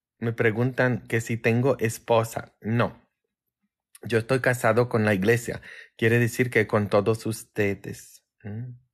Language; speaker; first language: Spanish; non-native, fluent; Polish